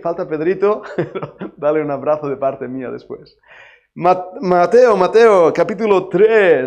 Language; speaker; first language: Spanish; native; Spanish